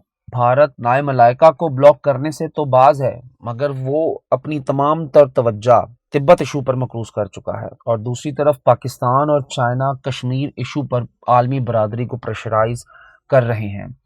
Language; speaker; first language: Urdu; native; Urdu